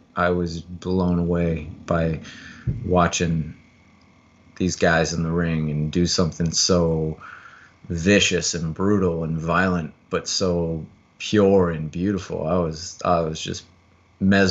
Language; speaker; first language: English; native; English